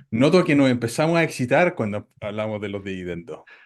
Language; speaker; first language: Spanish; native; Spanish